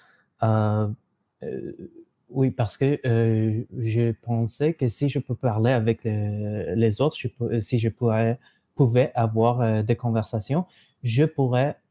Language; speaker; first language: French; non-native, fluent; English